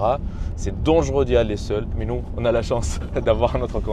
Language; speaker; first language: French; native; French